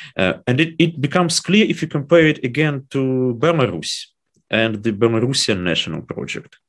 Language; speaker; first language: English; non-native, fluent; Ukrainian